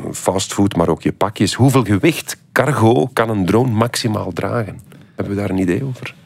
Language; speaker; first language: Dutch; native; Dutch